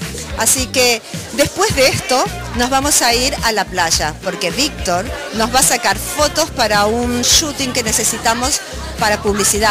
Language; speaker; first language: Spanish; native; Spanish